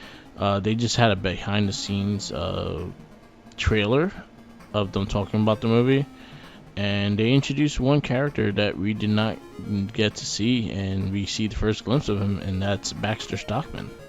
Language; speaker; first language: English; native; English